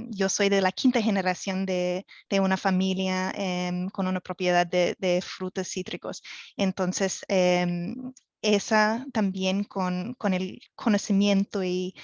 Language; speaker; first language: Spanish; non-native, fluent; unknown